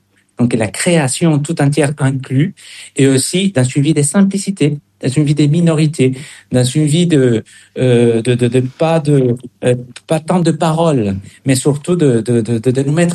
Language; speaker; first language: French; non-native, fluent; Spanish